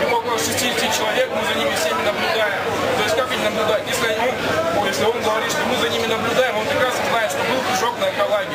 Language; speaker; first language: Russian; native; Russian